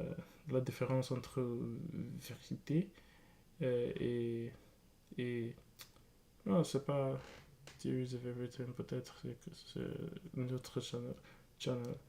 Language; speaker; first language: French; non-native, learner; English